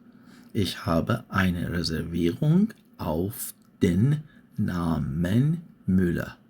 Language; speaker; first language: German; non-native, fluent; Persian